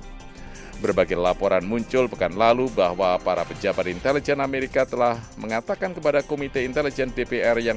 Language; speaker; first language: Indonesian; native; Indonesian